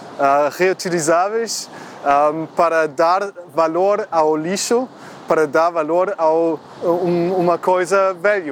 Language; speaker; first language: Portuguese; non-native, fluent; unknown